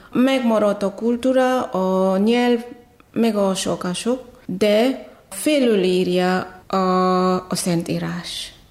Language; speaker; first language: Hungarian; non-native, fluent; Batak Toba